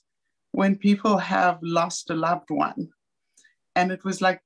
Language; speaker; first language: English; native; English